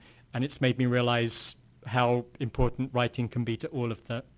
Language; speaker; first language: English; native; English